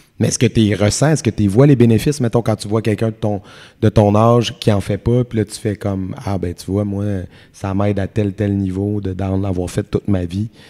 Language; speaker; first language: French; native; French